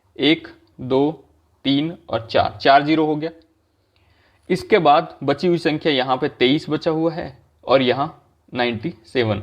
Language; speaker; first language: Hindi; native; Hindi